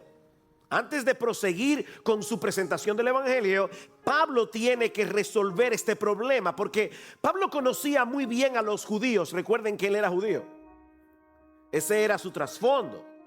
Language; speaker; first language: Spanish; native; Spanish